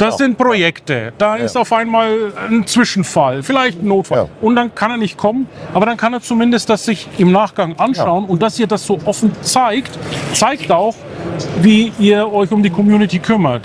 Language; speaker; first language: German; native; German